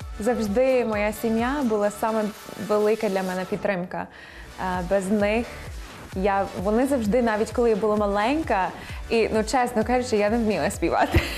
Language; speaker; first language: Ukrainian; non-native, fluent; English